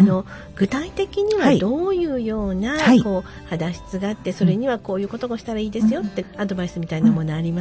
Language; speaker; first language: Japanese; native; Japanese